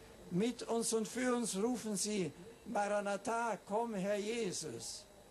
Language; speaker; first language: German; native; German